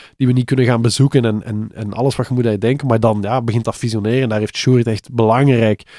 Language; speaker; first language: Dutch; native; Dutch